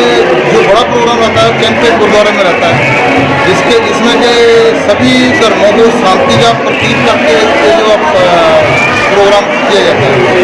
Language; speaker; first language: Hindi; non-native, local second language; Punjabi